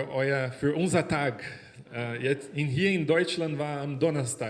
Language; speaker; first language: German; non-native, fluent; Portuguese